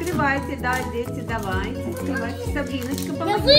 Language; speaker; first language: Russian; native; Russian